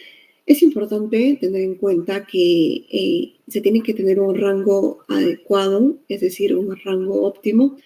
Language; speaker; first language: Spanish; native; Spanish